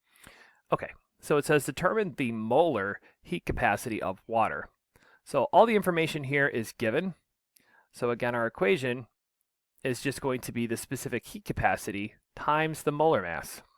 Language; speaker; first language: English; native; English